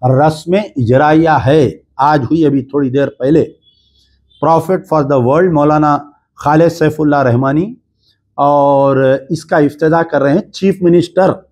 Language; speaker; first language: Urdu; native; Urdu